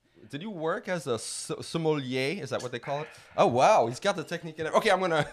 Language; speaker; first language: English; native; English